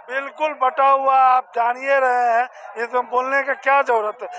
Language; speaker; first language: Hindi; native; Hindi